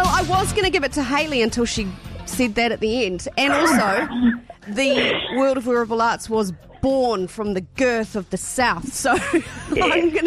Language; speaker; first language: English; native; English